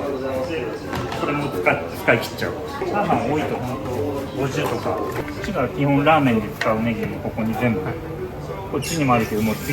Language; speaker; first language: Japanese; native; Japanese